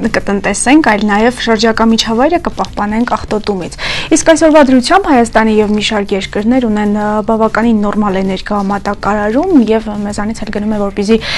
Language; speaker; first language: Armenian; native; Armenian